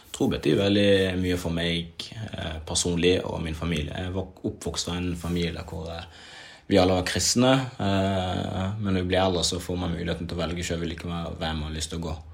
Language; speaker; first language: Norwegian; early bilingual, other home language; Swahili